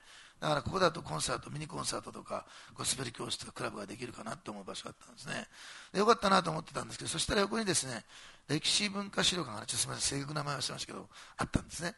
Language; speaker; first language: Japanese; native; Japanese